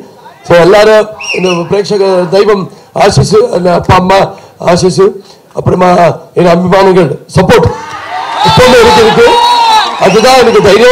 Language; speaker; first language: Tamil; non-native, local second language; Telugu